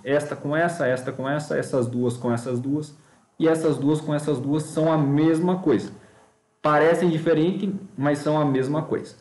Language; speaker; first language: Portuguese; native; Portuguese